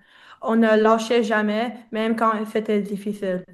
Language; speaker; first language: French; non-native, learner; English